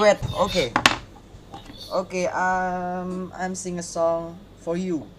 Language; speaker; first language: English; non-native, learner; Hakka Chinese